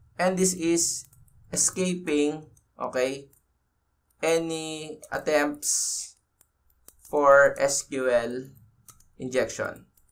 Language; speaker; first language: English; non-native, local second language; Filipino